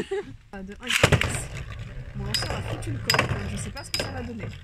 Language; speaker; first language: French; native; French